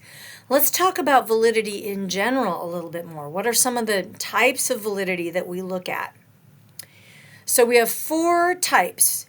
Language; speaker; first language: English; native; English